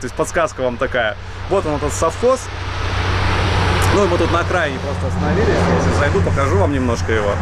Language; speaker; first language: Russian; native; Russian